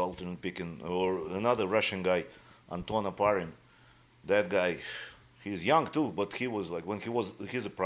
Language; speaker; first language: English; non-native, fluent; Russian